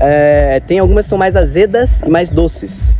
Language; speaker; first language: Portuguese; native; Portuguese